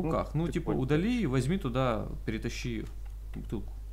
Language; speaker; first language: Russian; native; Russian